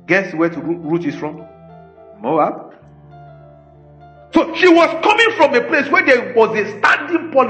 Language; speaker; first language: English; non-native, local second language; Yoruba